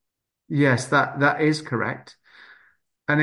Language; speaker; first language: English; native; English